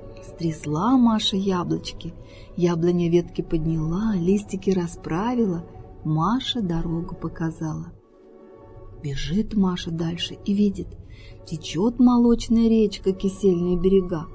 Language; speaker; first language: Russian; native; Russian